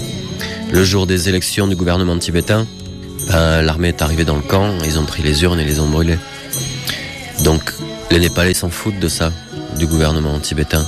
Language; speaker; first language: French; native; French